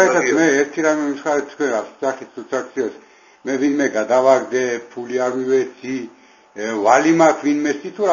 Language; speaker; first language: Georgian; native; Georgian